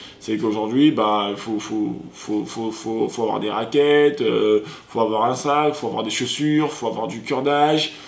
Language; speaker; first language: French; early bilingual, other home language; Sango